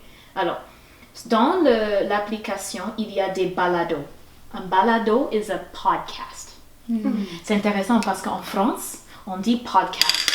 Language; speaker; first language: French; non-native, fluent; English